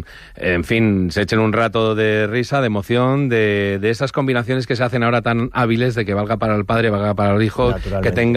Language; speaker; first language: Spanish; native; Spanish